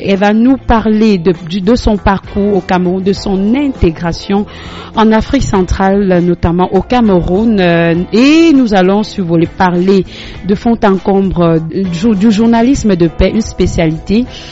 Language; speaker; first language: French; non-native, local second language; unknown